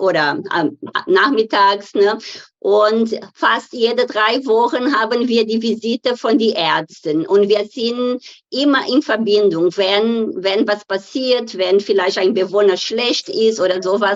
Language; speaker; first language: German; non-native, fluent; Portuguese